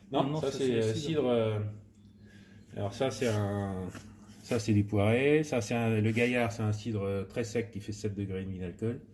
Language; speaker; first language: French; native; French